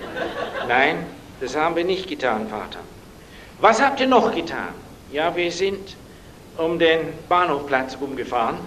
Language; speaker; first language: German; non-native, fluent; English